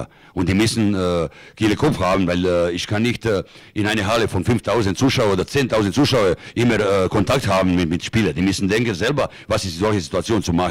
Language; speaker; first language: German; non-native, fluent; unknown